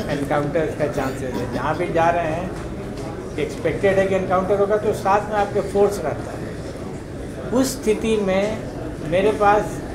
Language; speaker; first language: Hindi; native; Hindi